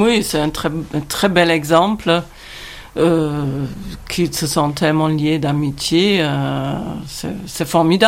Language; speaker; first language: French; non-native, fluent; German